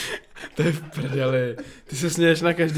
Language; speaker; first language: Czech; native; Czech